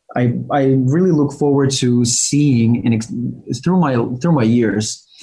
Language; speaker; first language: English; non-native, fluent; Ukrainian